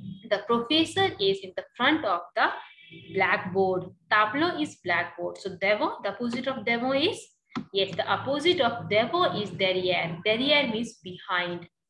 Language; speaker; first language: English; non-native, local second language; Hindi